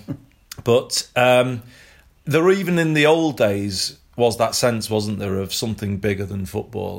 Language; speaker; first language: English; native; English